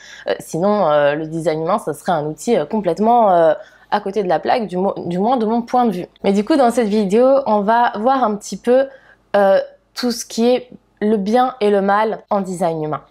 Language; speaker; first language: French; native; French